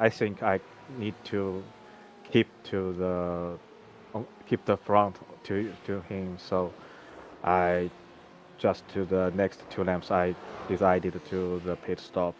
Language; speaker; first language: English; non-native, learner; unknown